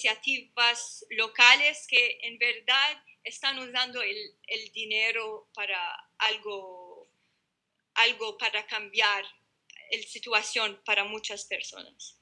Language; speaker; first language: Spanish; non-native, learner; Arabic